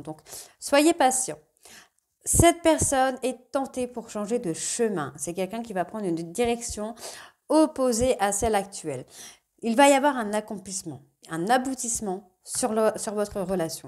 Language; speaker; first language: French; native; French